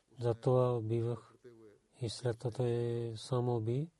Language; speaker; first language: Bulgarian; non-native, learner; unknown